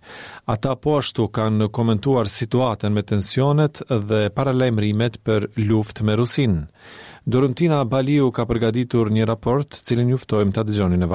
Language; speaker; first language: Albanian; native; Albanian